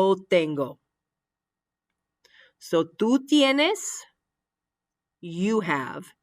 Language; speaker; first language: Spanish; non-native, fluent; English